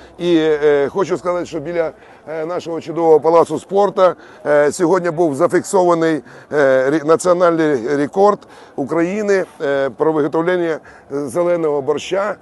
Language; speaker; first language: Ukrainian; native; Ukrainian